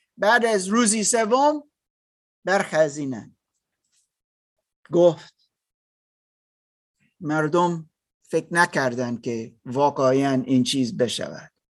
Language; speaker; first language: Persian; non-native, learner; German